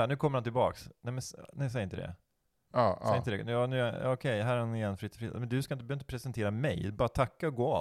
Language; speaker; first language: Swedish; native; Swedish